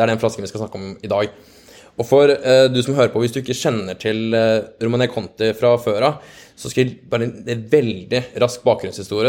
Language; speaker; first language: Norwegian; native; Norwegian